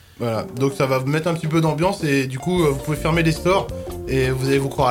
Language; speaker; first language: French; native; French